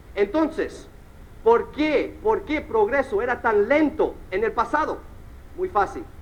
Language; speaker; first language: Spanish; early bilingual, heritage; Spanish